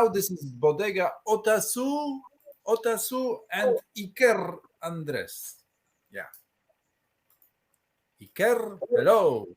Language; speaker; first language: English; non-native, fluent; Polish